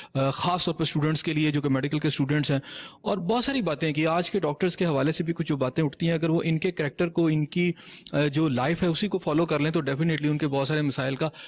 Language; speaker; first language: Urdu; non-native, local second language; Punjabi